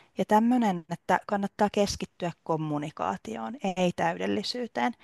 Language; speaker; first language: Finnish; native; Finnish